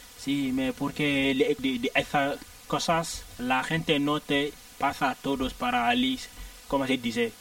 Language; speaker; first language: Spanish; non-native, learner; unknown